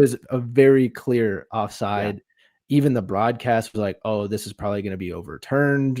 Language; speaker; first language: English; native; English